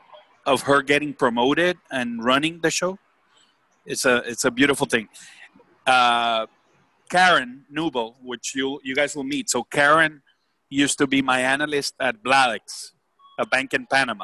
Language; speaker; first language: English; non-native, fluent; Spanish